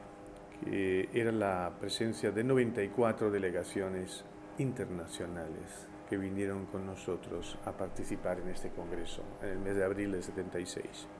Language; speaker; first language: Spanish; early bilingual, heritage; Spanish